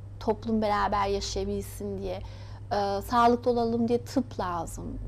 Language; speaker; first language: Turkish; early bilingual, heritage; Turkish